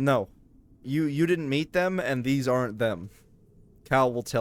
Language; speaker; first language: English; native; English